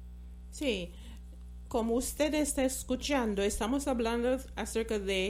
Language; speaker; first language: Spanish; non-native, fluent; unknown